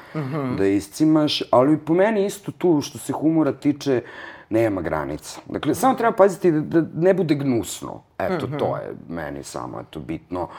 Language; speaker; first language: Serbian; native; Serbian